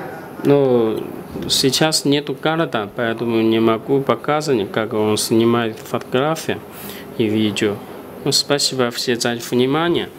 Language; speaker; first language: Russian; non-native, learner; Chinese